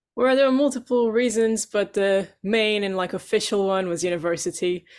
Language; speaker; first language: English; non-native, fluent; Portuguese